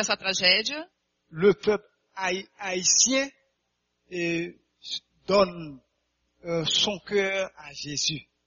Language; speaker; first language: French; non-native, local second language; Haitian Creole